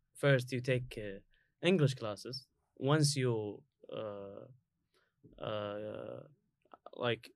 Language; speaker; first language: English; non-native, learner; Arabic